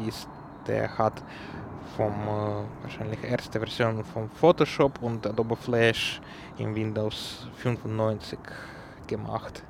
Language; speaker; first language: German; non-native, learner; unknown